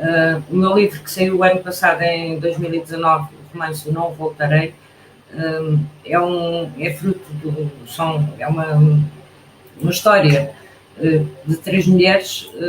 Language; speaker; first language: Portuguese; native; Portuguese